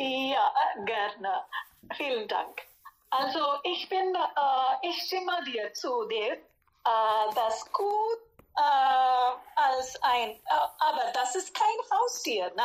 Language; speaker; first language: German; non-native, fluent; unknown